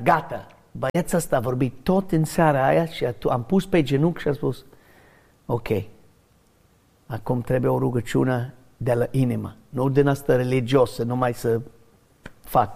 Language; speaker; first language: Romanian; non-native, learner; English